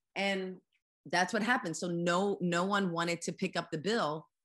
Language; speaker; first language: English; native; English